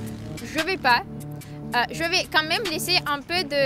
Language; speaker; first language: French; non-native, fluent; Ukrainian